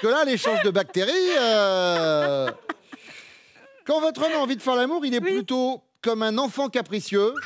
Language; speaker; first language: French; native; French